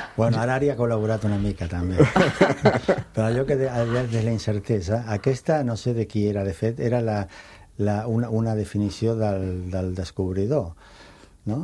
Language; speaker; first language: Catalan; non-native, fluent; Spanish